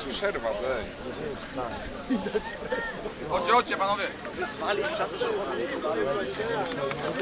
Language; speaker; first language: Polish; native; Polish